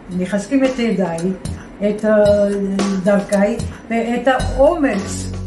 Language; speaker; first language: Hebrew; non-native, fluent; Georgian